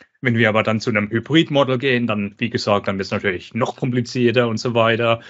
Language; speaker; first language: German; native; German